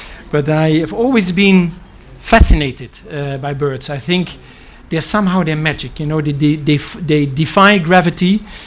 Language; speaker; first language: English; non-native, fluent; Dutch